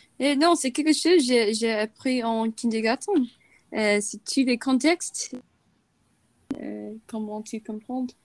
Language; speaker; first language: French; non-native, learner; English